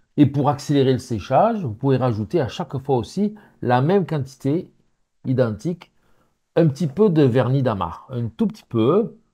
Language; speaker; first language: French; native; French